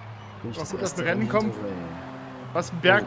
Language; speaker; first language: German; native; German